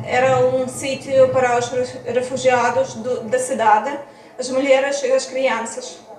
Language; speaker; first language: Portuguese; non-native, fluent; Ukrainian